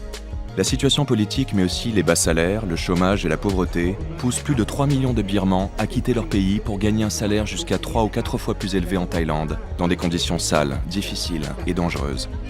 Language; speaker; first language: French; native; French